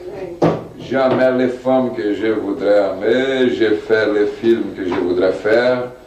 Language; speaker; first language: French; non-native, local second language; Portuguese